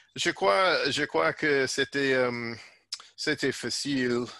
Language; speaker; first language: French; non-native, learner; English